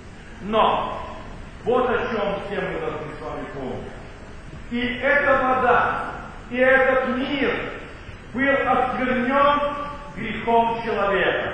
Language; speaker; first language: Russian; native; Russian